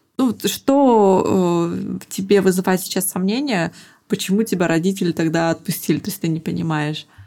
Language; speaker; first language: Russian; native; Russian